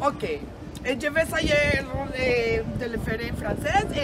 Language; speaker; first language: French; non-native, fluent; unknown